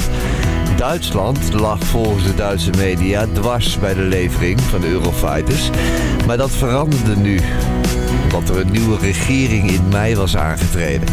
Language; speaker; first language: Dutch; native; Dutch